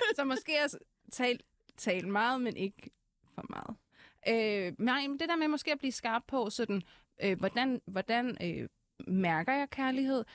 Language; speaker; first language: Danish; early bilingual, other home language; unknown